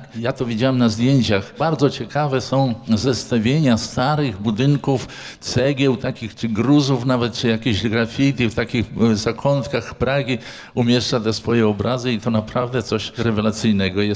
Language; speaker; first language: Polish; native; Polish